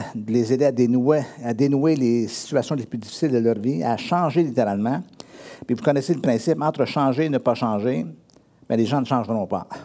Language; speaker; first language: French; native; French